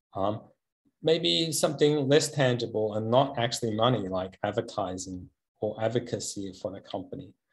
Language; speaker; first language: English; native; English